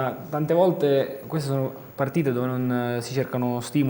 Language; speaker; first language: Italian; native; Italian